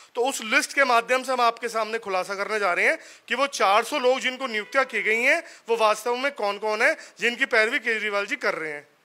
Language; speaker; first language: Hindi; native; Hindi